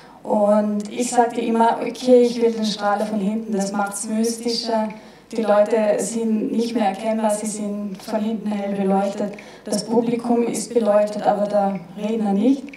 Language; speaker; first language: German; native; German